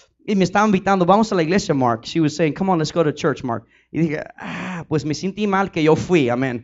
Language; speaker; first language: Spanish; early bilingual, heritage; Spanish